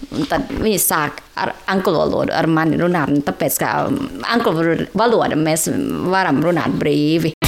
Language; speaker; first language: Latvian; non-native, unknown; Thai